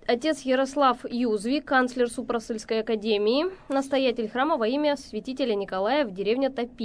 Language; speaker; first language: Russian; native; Russian